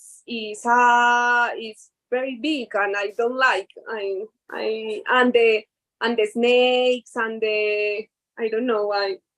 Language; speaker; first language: English; non-native, learner; Spanish